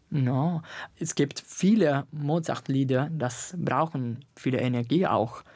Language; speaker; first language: German; non-native, fluent; Italian